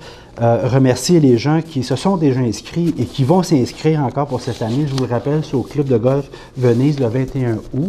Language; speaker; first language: French; native; French